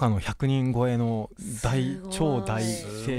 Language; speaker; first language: Japanese; native; Japanese